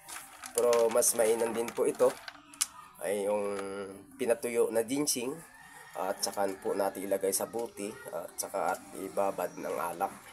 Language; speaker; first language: Filipino; native; Filipino